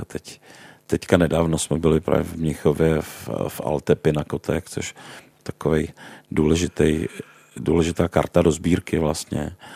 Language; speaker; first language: Czech; native; Czech